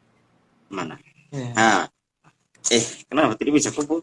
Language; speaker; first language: Indonesian; native; Indonesian